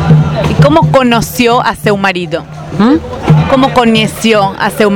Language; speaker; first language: Portuguese; non-native, fluent; Spanish